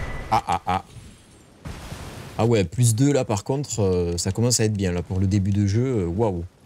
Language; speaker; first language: French; native; French